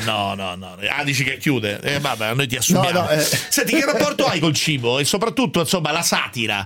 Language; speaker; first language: Italian; native; Italian